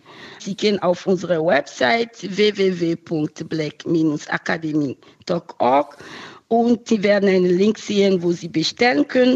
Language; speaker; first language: German; non-native, fluent; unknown